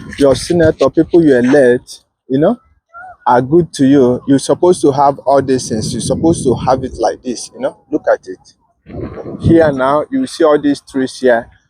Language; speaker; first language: Nigerian Pidgin; non-native, local second language; Igbo